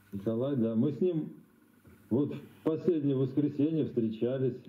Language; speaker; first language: Russian; native; Russian